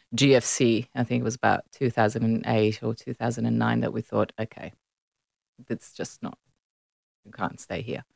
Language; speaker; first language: English; non-native, fluent; Italian